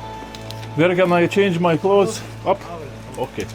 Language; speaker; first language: English; non-native, learner; Lithuanian